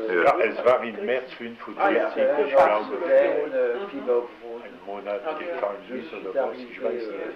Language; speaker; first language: German; non-native, learner; French